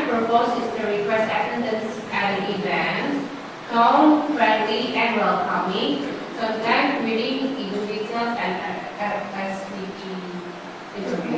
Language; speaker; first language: English; non-native, learner; Indonesian